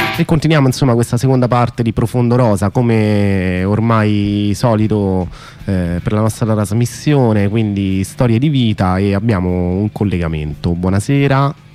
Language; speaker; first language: Italian; native; Italian